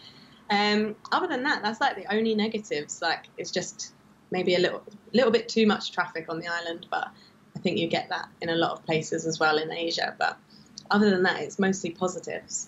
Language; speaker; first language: English; native; English